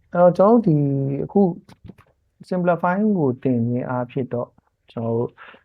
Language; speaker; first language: Burmese; native; Burmese